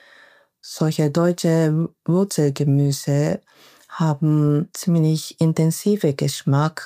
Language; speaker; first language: German; non-native, learner; Japanese